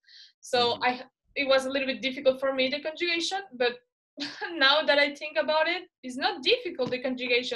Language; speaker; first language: English; non-native, fluent; Spanish